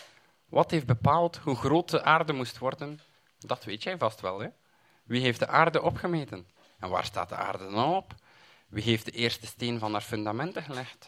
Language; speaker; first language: Dutch; native; Dutch